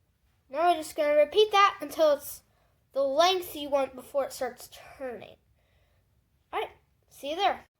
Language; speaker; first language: English; native; English